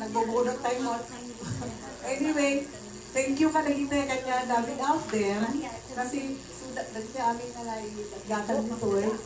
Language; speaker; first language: Filipino; non-native, local second language; Iloko